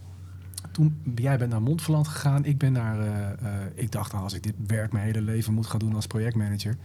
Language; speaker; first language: Dutch; native; Dutch